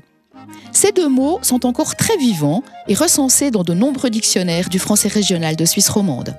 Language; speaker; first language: French; native; French